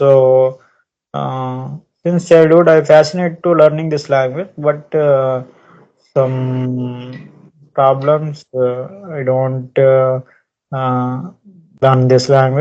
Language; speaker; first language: English; non-native, learner; Telugu